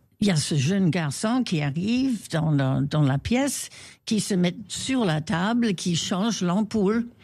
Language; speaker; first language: French; non-native, fluent; English